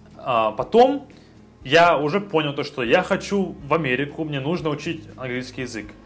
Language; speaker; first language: Russian; native; Russian